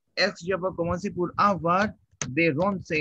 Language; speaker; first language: French; non-native, fluent; Hindi